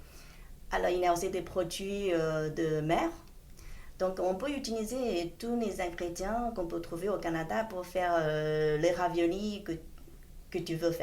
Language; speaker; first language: French; non-native, fluent; Chinese